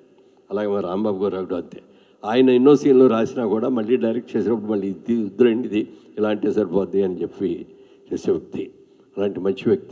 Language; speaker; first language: Telugu; native; Telugu